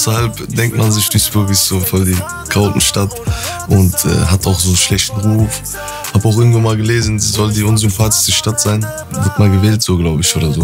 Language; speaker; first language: German; early bilingual, other home language; Turkish